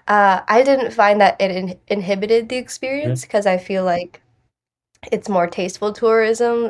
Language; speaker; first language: English; native; English